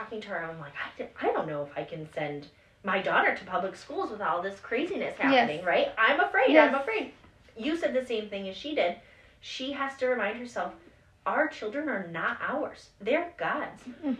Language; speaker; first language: English; native; English